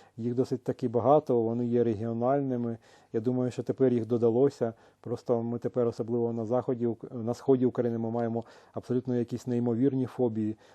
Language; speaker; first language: Ukrainian; native; Ukrainian